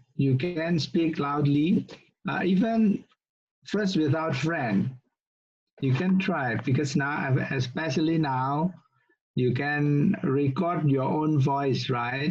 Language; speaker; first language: English; non-native, local second language; Indonesian